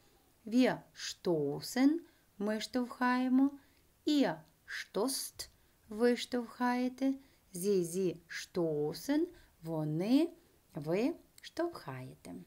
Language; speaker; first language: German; non-native, fluent; Ukrainian